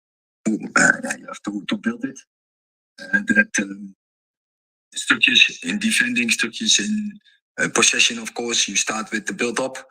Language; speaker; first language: English; non-native, fluent; Dutch